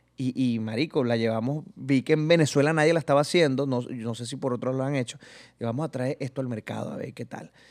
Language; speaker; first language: Spanish; native; Spanish